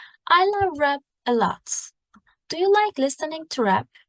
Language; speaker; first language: English; non-native, fluent; Turkish